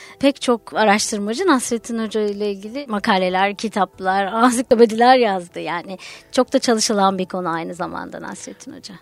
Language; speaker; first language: Turkish; native; Turkish